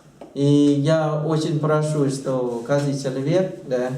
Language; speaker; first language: Russian; non-native, learner; Thai